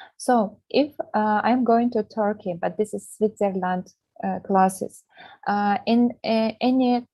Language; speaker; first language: English; non-native, fluent; Russian